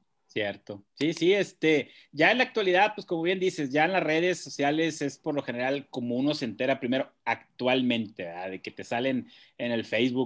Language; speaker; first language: Spanish; native; Spanish